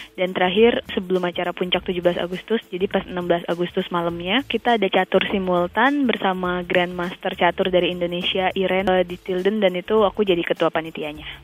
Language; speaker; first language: Indonesian; native; Indonesian